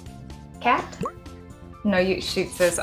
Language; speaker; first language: English; native; English